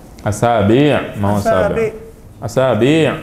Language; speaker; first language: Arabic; non-native, fluent; Indonesian